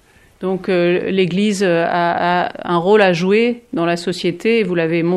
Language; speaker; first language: French; native; French